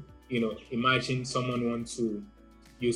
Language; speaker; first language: English; non-native, local second language; Yoruba